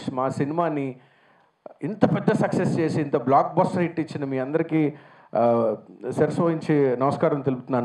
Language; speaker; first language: Telugu; native; Telugu